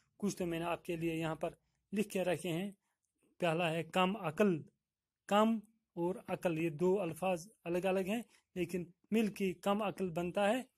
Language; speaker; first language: Urdu; non-native, local second language; Kashmiri